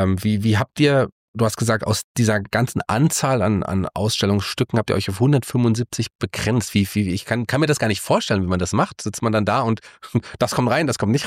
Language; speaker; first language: German; native; German